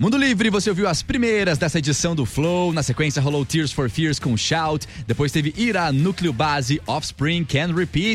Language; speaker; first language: Portuguese; native; Portuguese